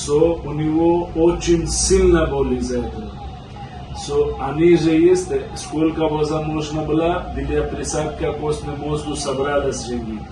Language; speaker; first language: Russian; non-native, learner; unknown